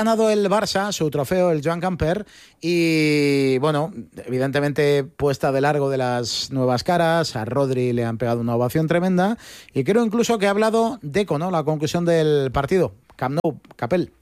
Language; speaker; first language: Spanish; native; Spanish